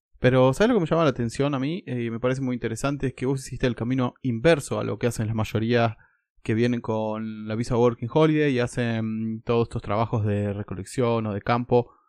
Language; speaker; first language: Spanish; native; Spanish